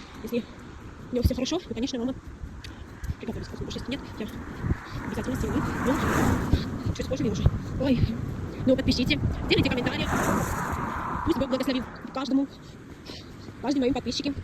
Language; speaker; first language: Russian; non-native, fluent; Armenian